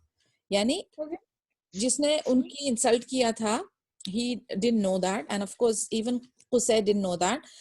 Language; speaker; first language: English; non-native, local second language; Urdu